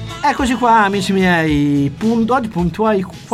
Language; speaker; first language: Italian; native; Italian